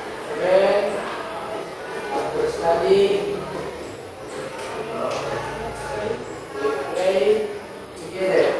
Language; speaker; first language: English; non-native, learner; Indonesian